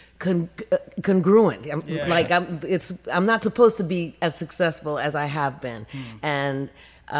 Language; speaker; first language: English; native; English